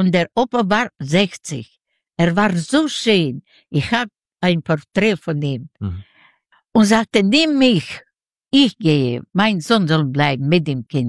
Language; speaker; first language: German; non-native, learner; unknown